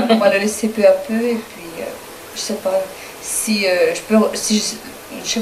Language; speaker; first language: French; non-native, learner; Spanish